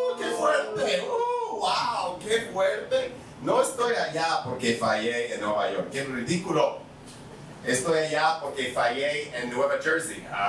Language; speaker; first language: Spanish; non-native, fluent; English